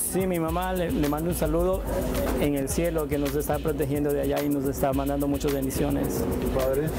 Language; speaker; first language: Spanish; native; Spanish